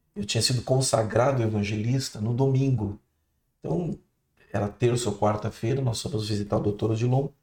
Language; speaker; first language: Portuguese; native; Portuguese